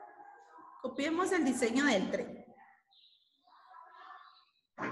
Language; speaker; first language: Spanish; native; Spanish